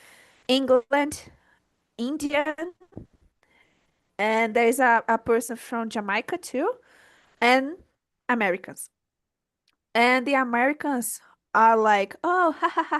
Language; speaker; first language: English; non-native, learner; Portuguese